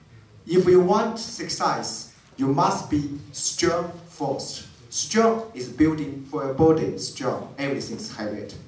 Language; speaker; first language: English; non-native, learner; Chinese